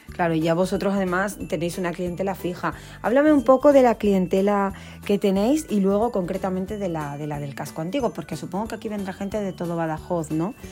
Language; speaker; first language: Spanish; native; Spanish